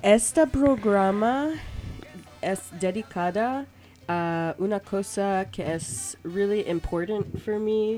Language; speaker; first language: Spanish; non-native, learner; English